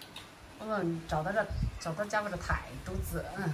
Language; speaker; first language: Chinese; native; Chinese